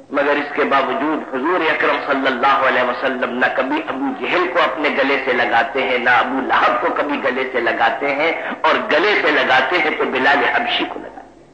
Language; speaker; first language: Urdu; native; Urdu